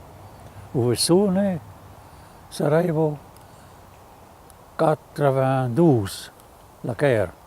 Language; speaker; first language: French; non-native, fluent; German